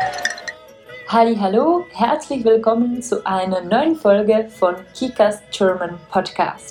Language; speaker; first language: German; non-native, fluent; Czech